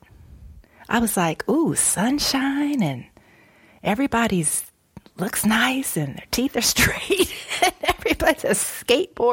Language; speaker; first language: English; native; English